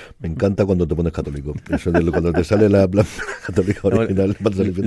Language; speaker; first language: Spanish; native; Spanish